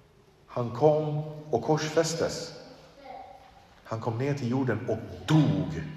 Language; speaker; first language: Swedish; early bilingual, other home language; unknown